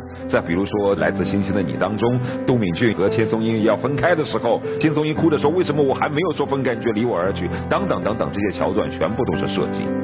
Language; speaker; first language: Chinese; native; Chinese